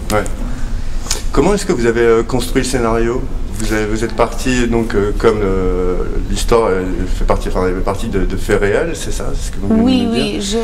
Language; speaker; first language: French; native; French